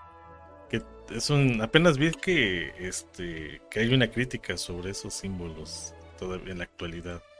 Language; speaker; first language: Spanish; native; Spanish